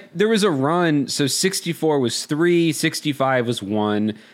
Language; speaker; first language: English; native; English